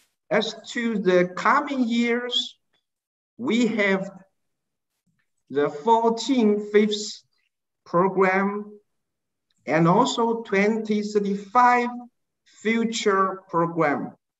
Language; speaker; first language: English; non-native, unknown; Chinese